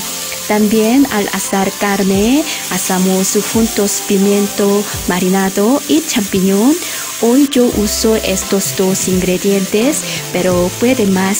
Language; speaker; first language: Spanish; non-native, learner; Korean